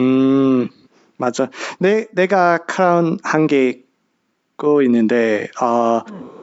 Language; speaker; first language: Korean; non-native, learner; English